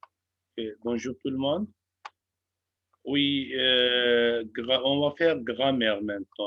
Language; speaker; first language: French; non-native, fluent; Hindi